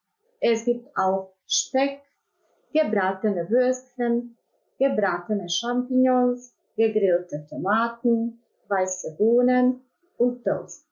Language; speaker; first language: German; non-native, fluent; Croatian